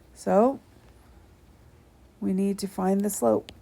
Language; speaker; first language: English; native; English